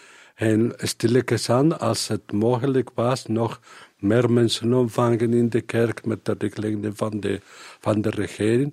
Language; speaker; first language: Dutch; non-native, learner; Spanish